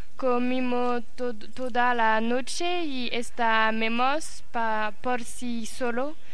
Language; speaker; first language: Spanish; non-native, learner; French